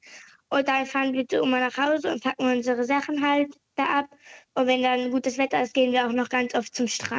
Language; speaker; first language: German; native; German